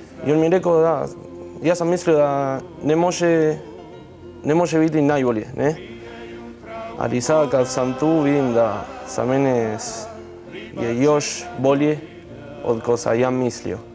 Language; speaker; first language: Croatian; early bilingual, heritage; Spanish